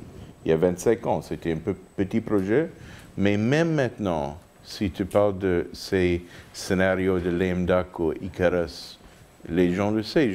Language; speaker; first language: French; non-native, fluent; English